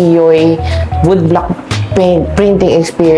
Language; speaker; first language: English; non-native, local second language; Filipino